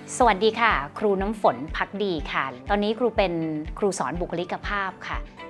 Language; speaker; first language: Thai; native; Thai